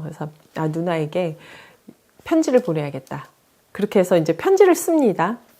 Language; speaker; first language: Korean; native; Korean